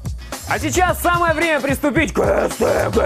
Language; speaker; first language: Russian; native; Russian